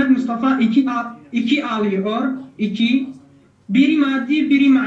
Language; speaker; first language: Turkish; non-native, learner; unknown